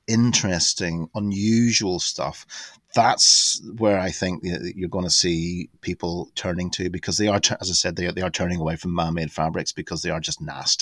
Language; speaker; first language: English; native; English